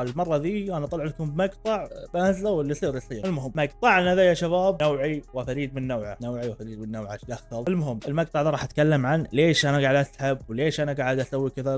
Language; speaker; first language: Arabic; native; Arabic